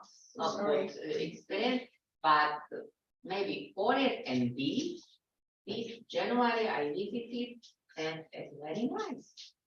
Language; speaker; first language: English; non-native, learner; Slovak